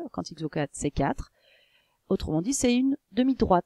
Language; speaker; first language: French; native; French